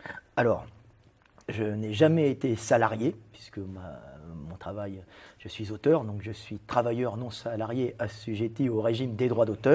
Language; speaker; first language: French; native; French